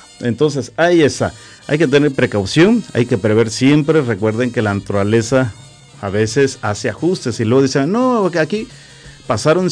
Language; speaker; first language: Spanish; native; Spanish